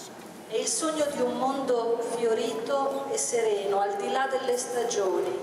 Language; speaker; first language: Italian; native; Italian